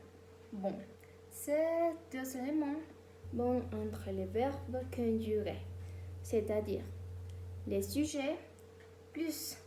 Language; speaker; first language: French; non-native, learner; Spanish